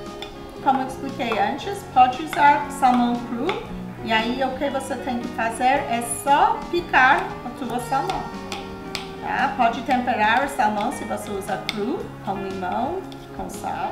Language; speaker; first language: Portuguese; non-native, fluent; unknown